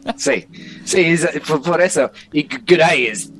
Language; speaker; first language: Spanish; non-native, fluent; English